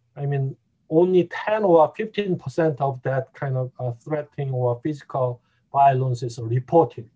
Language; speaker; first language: English; non-native, fluent; Korean